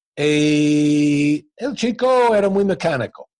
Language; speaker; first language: Spanish; non-native, fluent; English